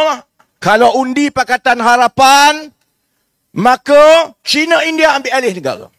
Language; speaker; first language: Malay; native; Malay